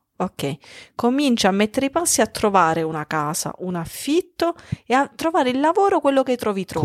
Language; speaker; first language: Italian; native; Italian